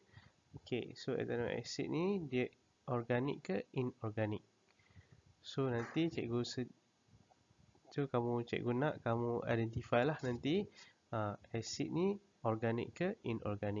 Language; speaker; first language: Malay; native; Malay